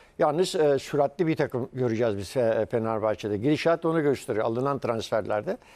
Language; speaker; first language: Turkish; native; Turkish